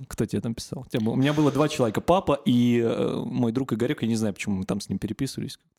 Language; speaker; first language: Russian; native; Russian